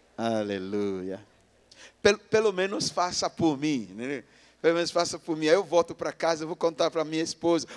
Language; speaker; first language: Portuguese; non-native, fluent; English